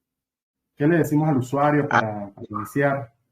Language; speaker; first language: Spanish; native; Spanish